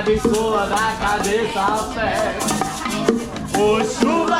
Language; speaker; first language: Portuguese; non-native, learner; Thai